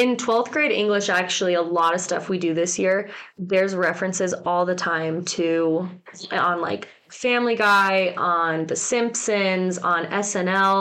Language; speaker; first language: English; native; English